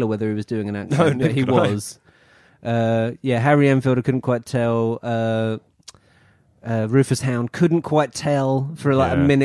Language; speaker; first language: English; native; English